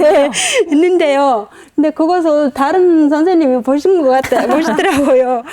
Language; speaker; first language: Korean; non-native, fluent; Mongolian